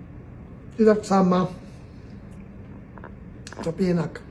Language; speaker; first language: Indonesian; non-native, learner; English